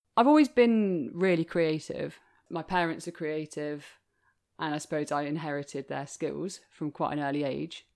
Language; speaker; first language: English; native; English